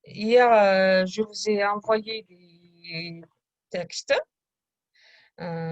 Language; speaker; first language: French; non-native, fluent; Kazakh